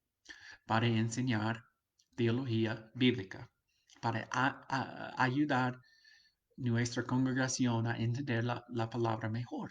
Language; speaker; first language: Spanish; non-native, fluent; English